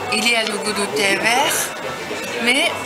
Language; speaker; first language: French; non-native, learner; Japanese